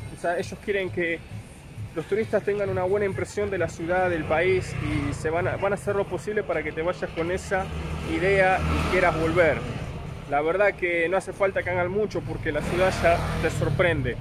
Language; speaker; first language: Spanish; native; Spanish